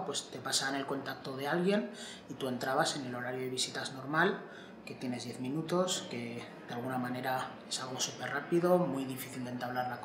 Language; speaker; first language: Spanish; native; Spanish